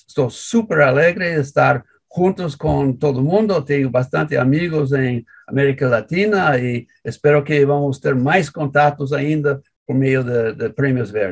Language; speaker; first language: Spanish; non-native, learner; English